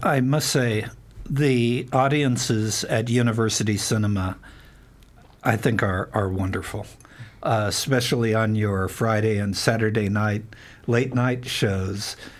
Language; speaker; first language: English; native; English